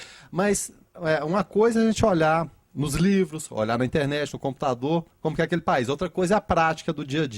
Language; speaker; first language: Portuguese; native; Portuguese